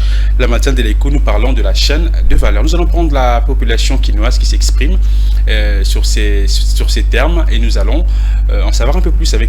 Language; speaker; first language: French; non-native, local second language; Lingala